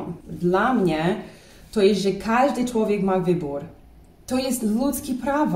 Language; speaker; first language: Polish; non-native, learner; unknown